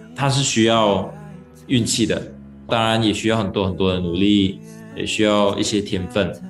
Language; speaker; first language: Chinese; non-native, local second language; Malay